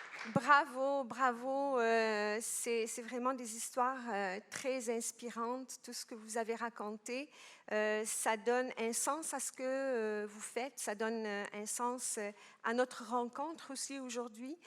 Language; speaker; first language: French; non-native, local second language; Arabic